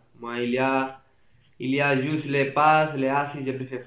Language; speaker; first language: French; non-native, fluent; Spanish